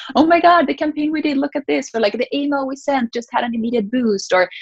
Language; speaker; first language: English; early bilingual, other home language; Spanish